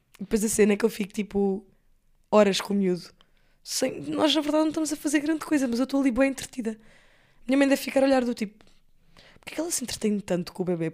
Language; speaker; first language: Portuguese; early bilingual, other home language; English